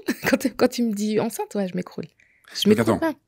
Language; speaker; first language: French; native; French